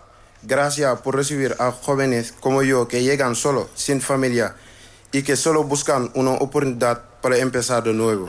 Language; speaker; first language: Spanish; non-native, learner; Wolof